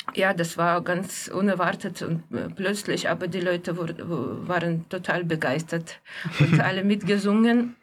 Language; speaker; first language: German; non-native, fluent; Russian